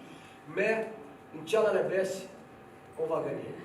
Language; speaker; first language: French; non-native, fluent; Portuguese